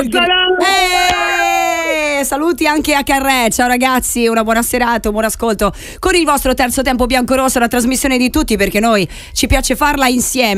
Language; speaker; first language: Italian; native; Italian